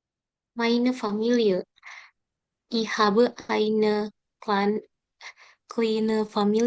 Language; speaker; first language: German; non-native, learner; Indonesian